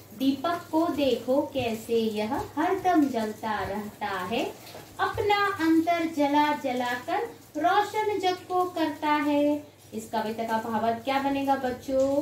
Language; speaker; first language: Hindi; non-native, local second language; Gujarati